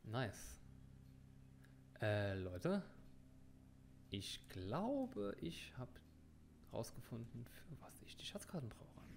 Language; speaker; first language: German; native; German